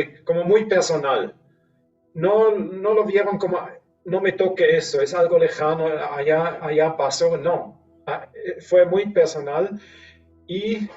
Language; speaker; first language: Spanish; non-native, fluent; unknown